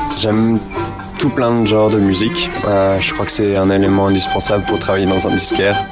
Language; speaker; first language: French; native; French